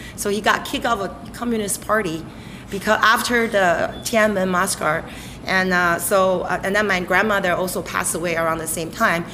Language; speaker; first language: English; non-native, fluent; Chinese